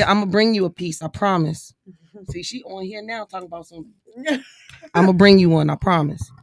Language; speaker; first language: English; native; English